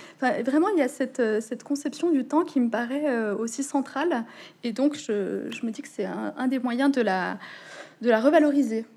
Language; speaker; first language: French; native; French